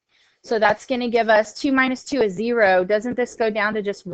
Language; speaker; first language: English; native; English